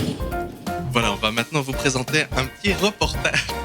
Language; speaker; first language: French; native; French